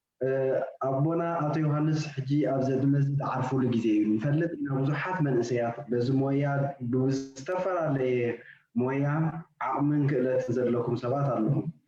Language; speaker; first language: Tigrinya; native; Tigrinya